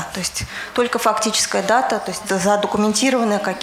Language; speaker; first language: Russian; native; Russian